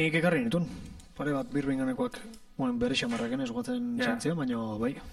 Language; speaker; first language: Basque; native; Basque